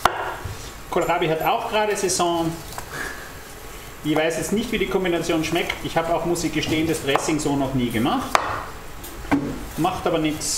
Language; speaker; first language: German; native; German